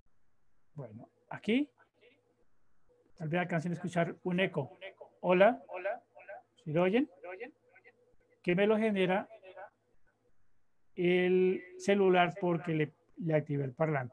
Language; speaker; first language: Spanish; native; Spanish